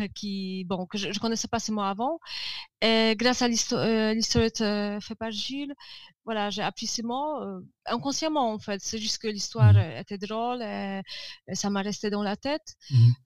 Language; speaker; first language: French; non-native, fluent; Polish